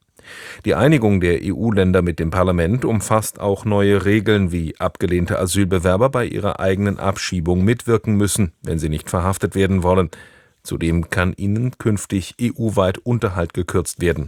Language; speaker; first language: German; native; German